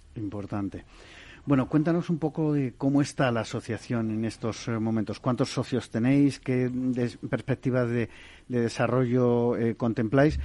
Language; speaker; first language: Spanish; native; Spanish